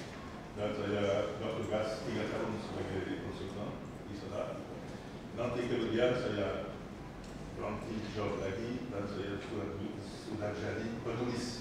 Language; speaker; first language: Indonesian; non-native, fluent; French